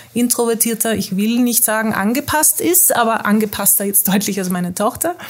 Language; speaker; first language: German; early bilingual, heritage; Dutch